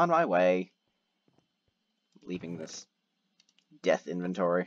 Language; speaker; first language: English; native; English